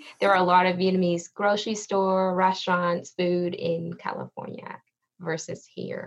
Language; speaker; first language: English; early bilingual, other home language; Vietnamese